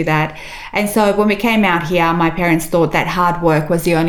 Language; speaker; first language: English; early bilingual, other home language; Macedonian